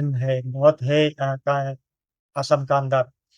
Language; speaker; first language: Hindi; non-native, learner; Bangla